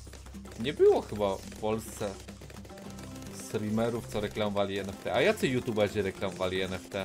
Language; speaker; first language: Polish; native; Polish